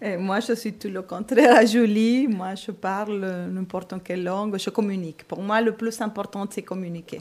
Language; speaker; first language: French; non-native, fluent; Spanish